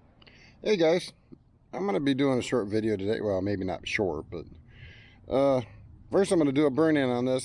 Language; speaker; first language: English; native; English